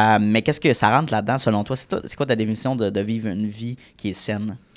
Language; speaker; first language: French; native; French